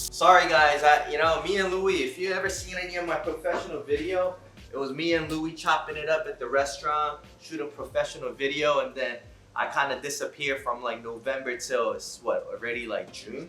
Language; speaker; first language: English; native; English